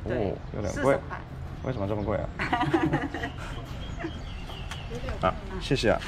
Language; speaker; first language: Chinese; non-native, fluent; English